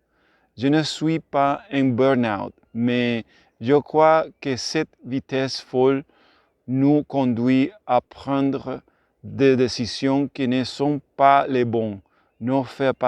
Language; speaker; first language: French; non-native, learner; Spanish